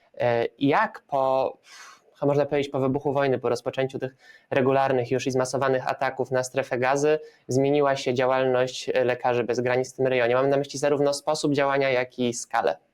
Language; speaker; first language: Polish; native; Polish